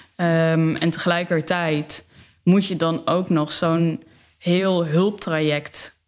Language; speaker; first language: Dutch; native; Dutch